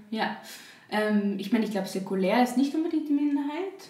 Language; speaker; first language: German; native; German